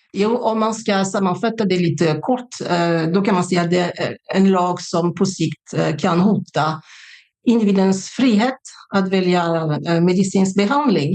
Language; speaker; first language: Swedish; non-native, fluent; French